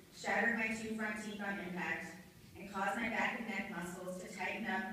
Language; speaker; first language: English; native; English